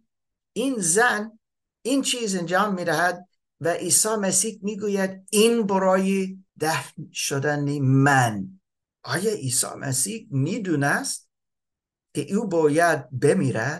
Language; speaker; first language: Persian; non-native, fluent; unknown